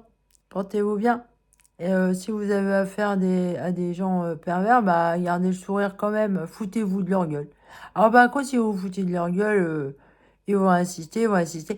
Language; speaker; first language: French; native; French